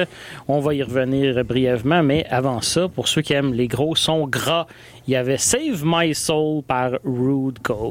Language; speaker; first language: French; native; French